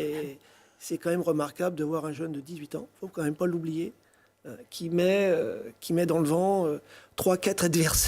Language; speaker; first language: French; native; French